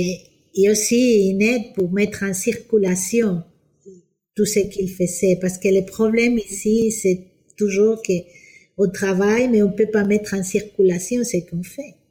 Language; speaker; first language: French; non-native, fluent; Spanish